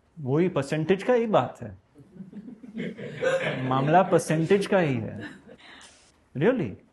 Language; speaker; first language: Hindi; non-native, learner; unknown